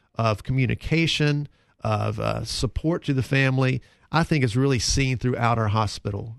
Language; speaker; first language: English; native; English